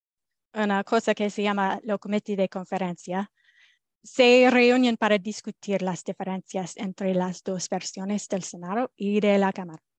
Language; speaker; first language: Spanish; non-native, fluent; English